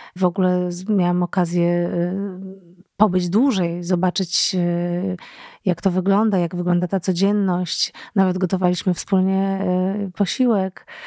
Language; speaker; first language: Polish; native; Polish